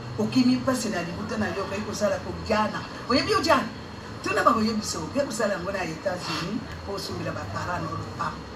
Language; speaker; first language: Lingala; non-native, local second language; Luba-Lulua